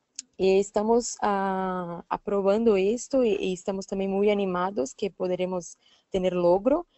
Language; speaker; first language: Spanish; non-native, learner; Portuguese